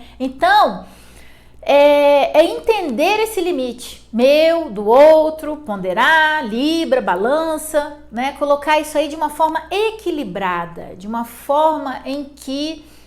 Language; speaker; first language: Portuguese; native; Portuguese